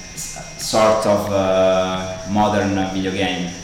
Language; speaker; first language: English; non-native, fluent; Italian